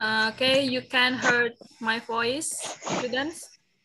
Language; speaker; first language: English; non-native, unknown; Indonesian